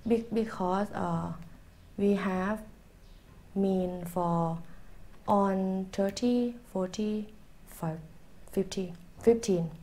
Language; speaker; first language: English; non-native, learner; Thai